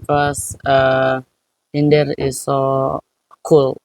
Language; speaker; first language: English; non-native, learner; Indonesian